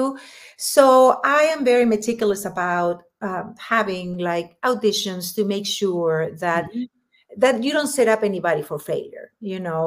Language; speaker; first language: English; non-native, fluent; Spanish